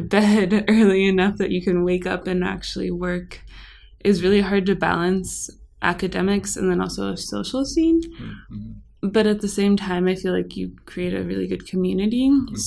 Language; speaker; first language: English; native; English